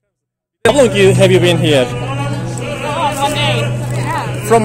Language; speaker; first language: English; non-native, learner; Turkish